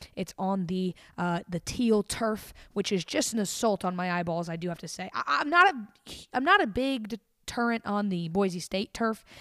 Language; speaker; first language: English; native; English